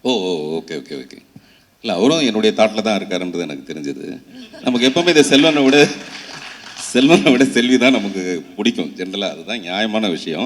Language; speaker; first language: Tamil; native; Tamil